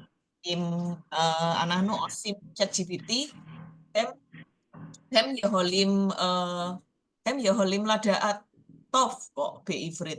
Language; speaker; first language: Hebrew; non-native, learner; Indonesian